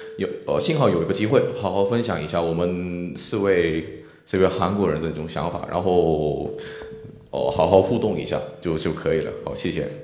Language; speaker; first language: Chinese; non-native, fluent; Korean